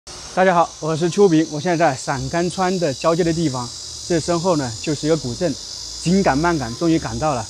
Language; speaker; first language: Chinese; native; Chinese